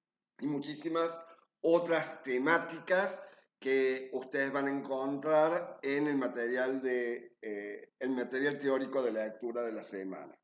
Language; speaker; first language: Spanish; native; Spanish